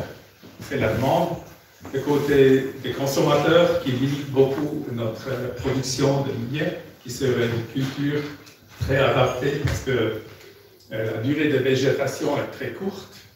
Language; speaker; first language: French; non-native, fluent; German